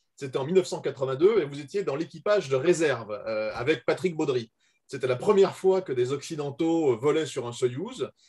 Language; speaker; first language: French; native; French